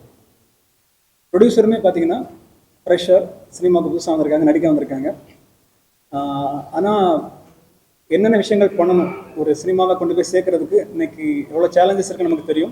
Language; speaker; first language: Tamil; native; Tamil